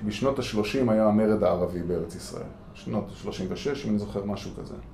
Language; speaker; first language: Hebrew; native; Hebrew